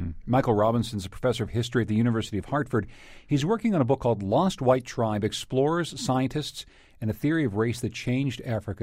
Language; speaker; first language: English; native; English